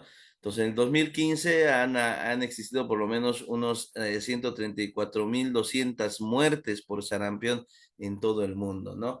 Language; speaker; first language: Spanish; native; Spanish